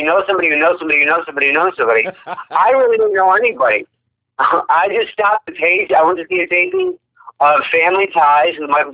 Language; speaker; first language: English; native; English